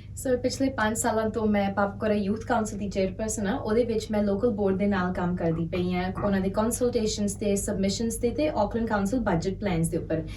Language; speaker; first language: Punjabi; early bilingual, heritage; Punjabi